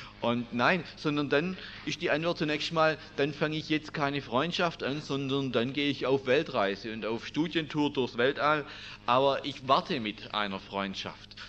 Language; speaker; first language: German; native; German